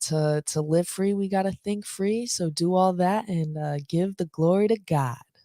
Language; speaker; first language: English; native; English